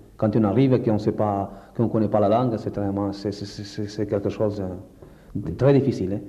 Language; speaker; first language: French; non-native, fluent; Portuguese